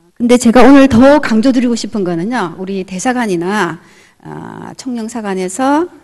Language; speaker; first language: Korean; native; Korean